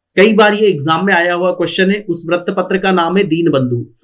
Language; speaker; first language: Hindi; non-native, local second language; Marathi